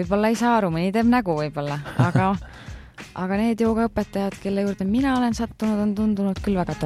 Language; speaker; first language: Estonian; native; Estonian